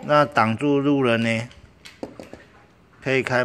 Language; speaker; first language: Chinese; native; Chinese